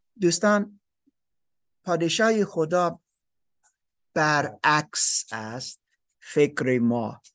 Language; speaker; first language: Persian; non-native, learner; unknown